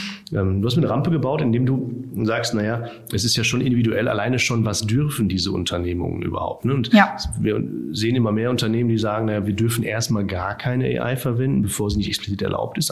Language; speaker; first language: German; native; German